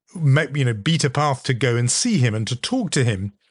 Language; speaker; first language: English; native; English